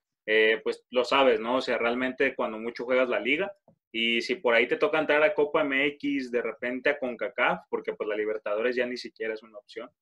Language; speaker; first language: Spanish; native; Spanish